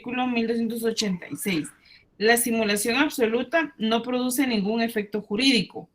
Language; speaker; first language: Spanish; native; Spanish